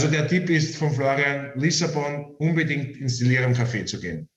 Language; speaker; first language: German; native; German